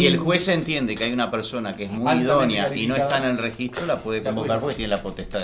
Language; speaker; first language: Spanish; native; Spanish